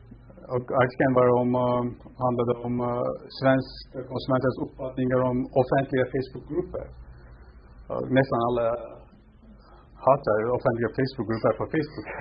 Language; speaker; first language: Swedish; non-native, fluent; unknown